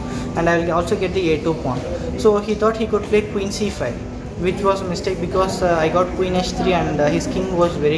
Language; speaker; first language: English; non-native, local second language; Tamil